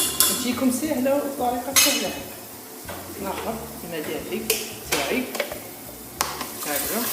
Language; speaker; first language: Arabic; native; Arabic